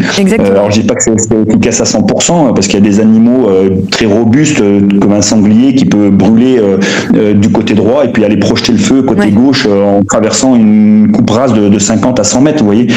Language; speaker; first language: French; native; French